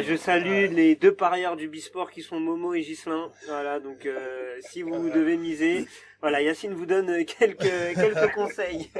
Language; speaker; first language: French; native; French